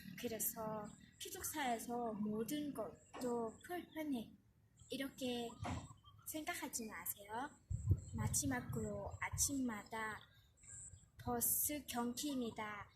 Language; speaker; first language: Korean; non-native, learner; Vietnamese